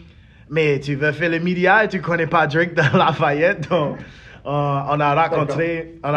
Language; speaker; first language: French; early bilingual, heritage; English